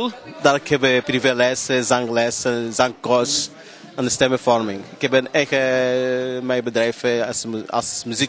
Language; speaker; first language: Dutch; non-native, learner; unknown